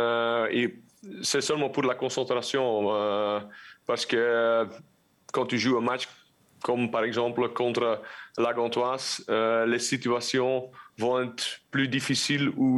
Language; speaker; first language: French; non-native, local second language; Dutch